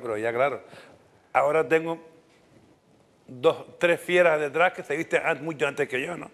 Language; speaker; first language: Spanish; native; Spanish